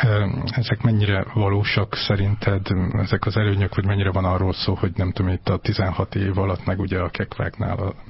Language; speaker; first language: Hungarian; native; Hungarian